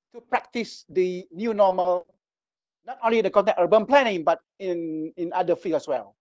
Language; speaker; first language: English; non-native, local second language; Malay